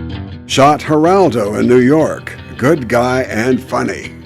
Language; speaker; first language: English; native; English